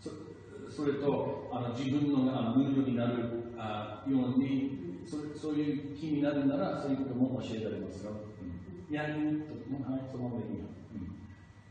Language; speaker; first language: Japanese; non-native, fluent; English